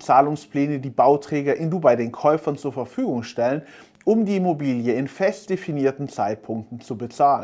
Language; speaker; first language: German; native; German